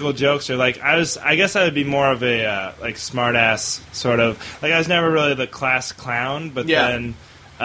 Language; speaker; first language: English; native; English